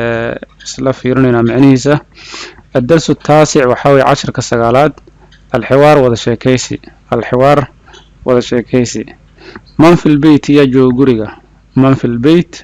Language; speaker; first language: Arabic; non-native, fluent; Somali